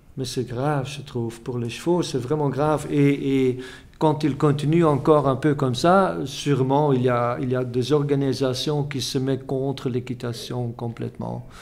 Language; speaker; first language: French; non-native, fluent; Dutch